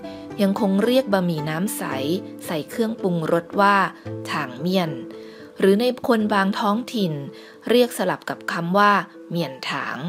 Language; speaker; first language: Thai; native; Thai